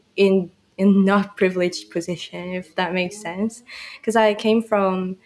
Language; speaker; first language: English; non-native, fluent; Burmese